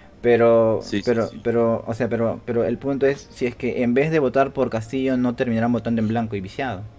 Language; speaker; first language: Spanish; native; Spanish